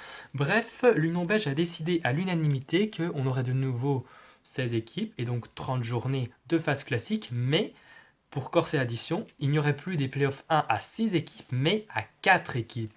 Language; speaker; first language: French; native; French